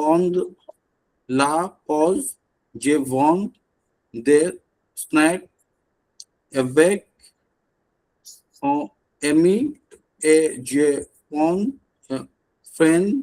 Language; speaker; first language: French; non-native, learner; Bangla